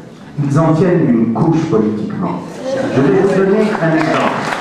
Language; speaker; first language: French; native; French